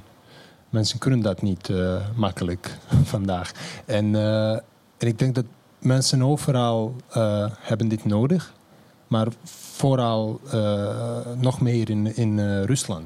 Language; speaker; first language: Dutch; non-native, fluent; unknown